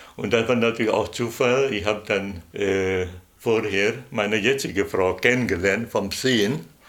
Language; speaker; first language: German; non-native, fluent; Indonesian